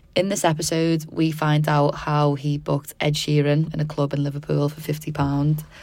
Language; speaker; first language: English; native; English